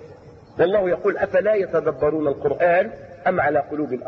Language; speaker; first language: Arabic; native; Arabic